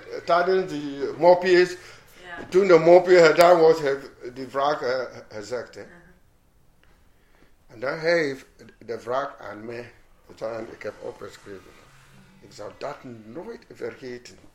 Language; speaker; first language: Dutch; non-native, fluent; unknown